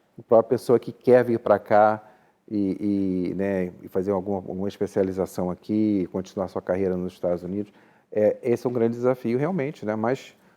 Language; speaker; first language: Portuguese; native; Portuguese